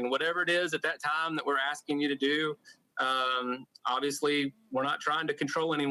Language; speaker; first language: English; native; English